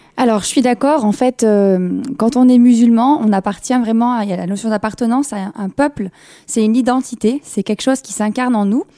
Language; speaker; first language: French; early bilingual, other home language; Kabyle